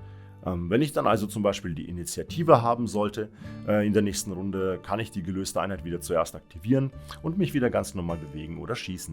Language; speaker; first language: German; native; German